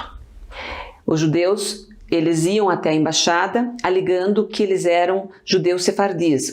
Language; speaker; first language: Portuguese; early bilingual, other home language; Spanish